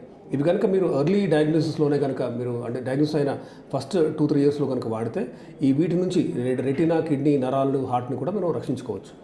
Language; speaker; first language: Telugu; native; Telugu